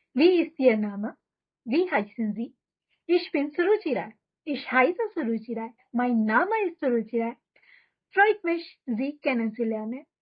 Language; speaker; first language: German; non-native, fluent; Hindi